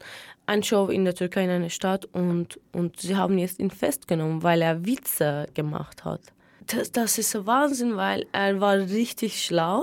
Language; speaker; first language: German; non-native, fluent; Turkish